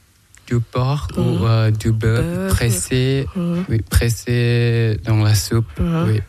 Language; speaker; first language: French; non-native, learner; Thai